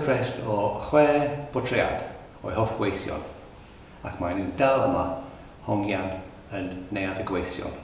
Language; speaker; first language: Welsh; non-native, learner; English